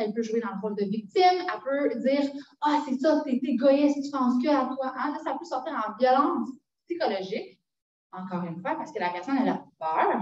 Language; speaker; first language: French; native; French